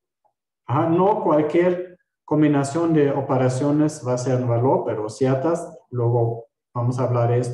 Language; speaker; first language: Spanish; non-native, fluent; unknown